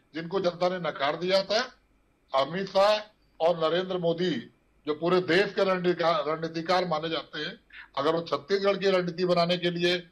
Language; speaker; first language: Hindi; native; Hindi